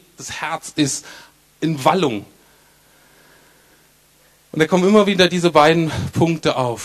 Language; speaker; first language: German; native; German